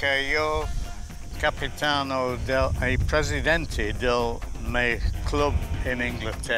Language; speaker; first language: Spanish; non-native, learner; English